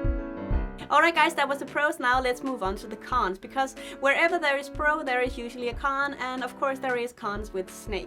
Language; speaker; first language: English; non-native, fluent; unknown